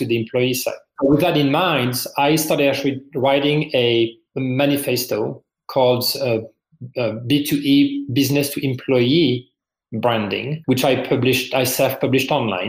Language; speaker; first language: English; non-native, fluent; French